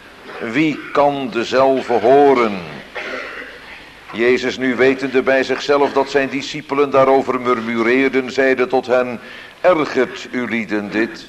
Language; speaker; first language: Dutch; native; Dutch